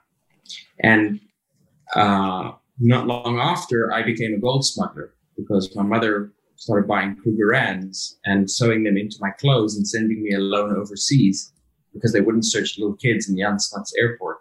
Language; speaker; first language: English; native; English